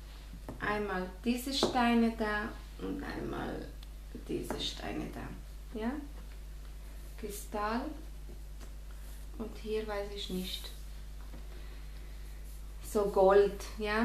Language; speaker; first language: German; non-native, fluent; Spanish